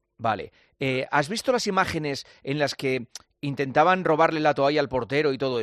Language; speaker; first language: Spanish; native; Spanish